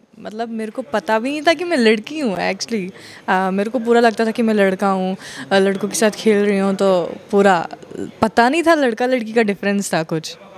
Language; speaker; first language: Hindi; non-native, local second language; Kashmiri